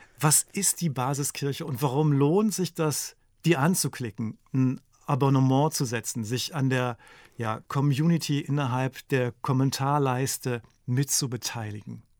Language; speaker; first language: German; native; German